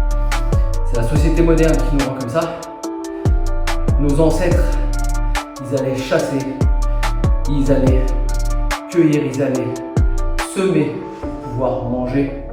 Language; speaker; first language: French; native; French